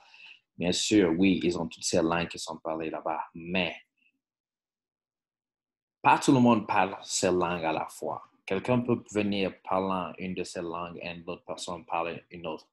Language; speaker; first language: French; non-native, fluent; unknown